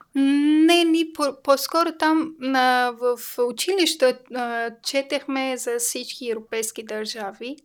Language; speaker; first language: Bulgarian; non-native, learner; Persian